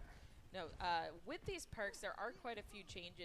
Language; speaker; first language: English; native; English